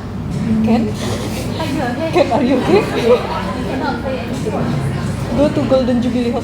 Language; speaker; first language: English; non-native, learner; Malay